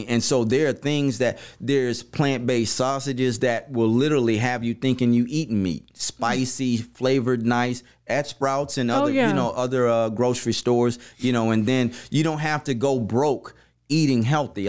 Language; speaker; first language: English; native; English